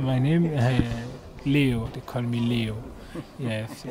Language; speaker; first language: English; non-native, learner; French